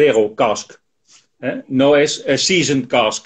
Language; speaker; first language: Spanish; non-native, fluent; Dutch